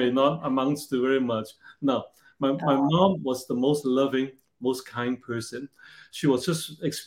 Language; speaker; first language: English; non-native, local second language; Cantonese